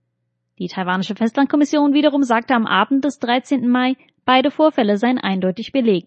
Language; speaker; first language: German; native; German